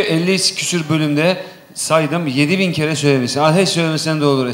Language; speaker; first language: Turkish; native; Turkish